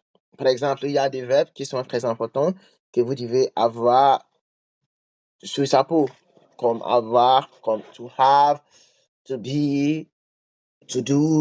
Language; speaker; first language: French; non-native, learner; English